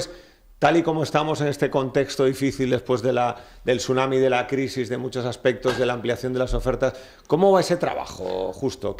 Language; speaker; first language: Spanish; native; Spanish